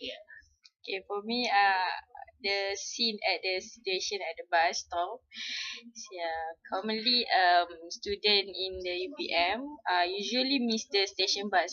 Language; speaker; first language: English; non-native, local second language; Malay